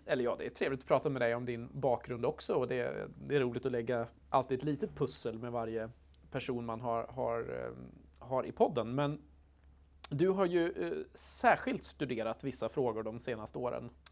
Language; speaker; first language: Swedish; native; Swedish